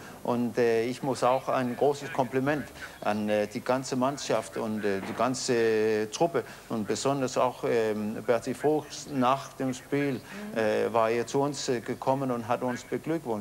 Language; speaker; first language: German; non-native, fluent; Danish